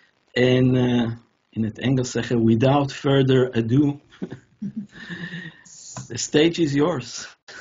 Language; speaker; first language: Dutch; native; Dutch